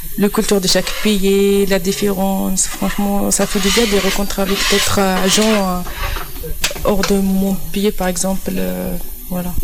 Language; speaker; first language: French; non-native, local second language; Arabic